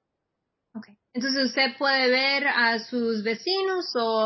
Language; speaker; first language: Spanish; non-native, fluent; English